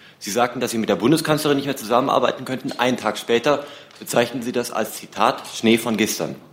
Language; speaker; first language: German; native; German